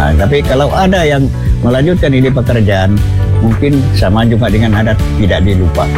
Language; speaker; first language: Malay; non-native, local second language; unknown